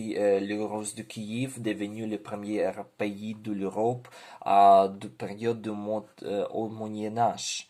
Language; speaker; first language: French; non-native, learner; Ukrainian